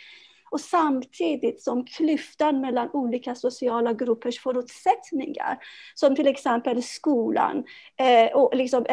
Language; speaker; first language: Swedish; non-native, fluent; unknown